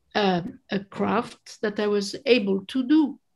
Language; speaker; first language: English; non-native, fluent; French